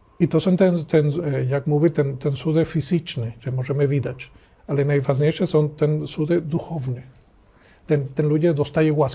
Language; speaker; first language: Polish; non-native, learner; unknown